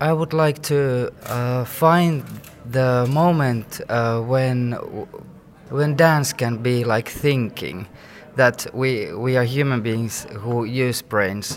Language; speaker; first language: English; non-native, fluent; Finnish